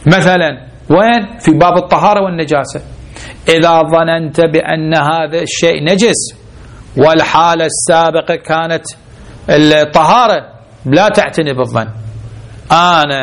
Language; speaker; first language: Arabic; native; Arabic